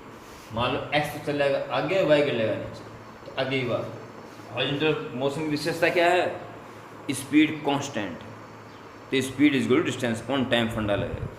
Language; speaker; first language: Hindi; native; Hindi